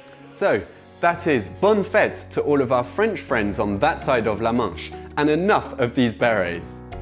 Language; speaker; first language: English; early bilingual, other home language; French